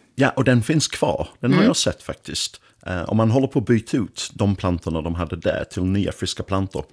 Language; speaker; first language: Swedish; non-native, fluent; English